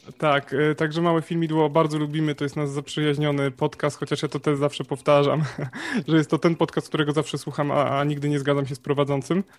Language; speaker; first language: Polish; native; Polish